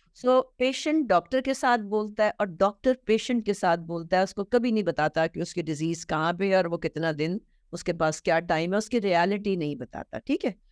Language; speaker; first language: Urdu; native; Urdu